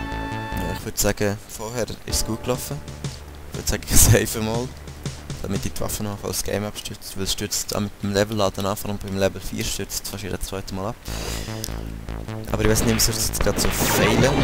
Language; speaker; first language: German; native; German